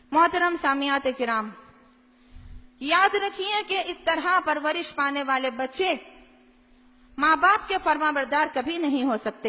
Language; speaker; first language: Urdu; native; Urdu